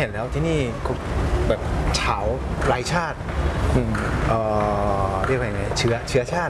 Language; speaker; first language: Thai; native; Thai